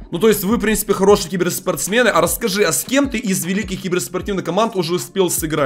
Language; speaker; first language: Russian; native; Russian